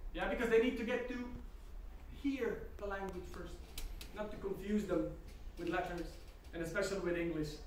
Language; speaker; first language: English; non-native, fluent; Slovak